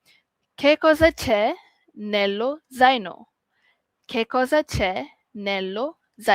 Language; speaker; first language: Italian; non-native, fluent; Malay